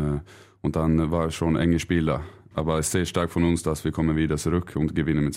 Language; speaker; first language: German; non-native, learner; Swedish